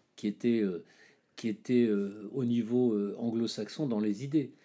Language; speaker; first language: French; native; French